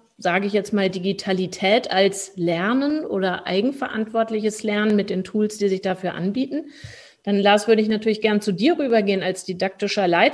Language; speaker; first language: German; native; German